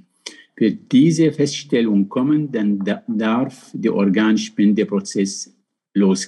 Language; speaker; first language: German; non-native, fluent; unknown